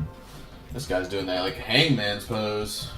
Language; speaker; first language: English; native; English